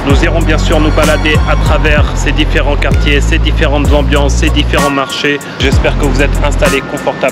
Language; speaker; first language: French; native; French